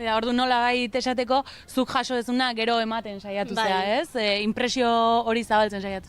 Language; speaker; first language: Basque; native; Basque